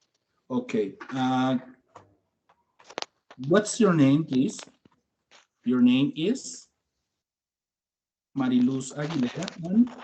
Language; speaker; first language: English; non-native, fluent; Spanish